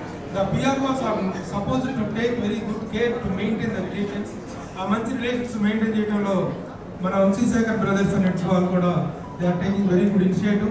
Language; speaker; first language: Telugu; native; Telugu